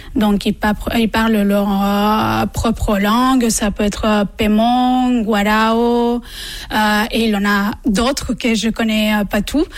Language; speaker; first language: French; non-native, fluent; Spanish